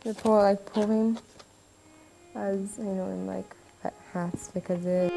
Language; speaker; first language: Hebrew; non-native, learner; English